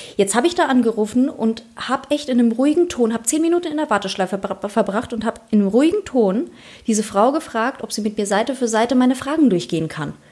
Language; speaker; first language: German; early bilingual, other home language; Polish